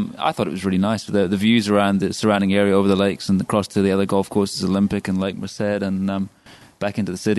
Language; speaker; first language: English; native; English